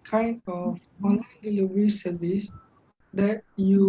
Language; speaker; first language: English; non-native, local second language; Malay